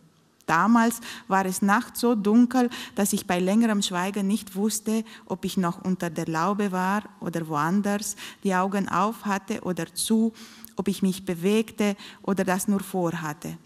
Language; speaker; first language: German; non-native, fluent; Romanian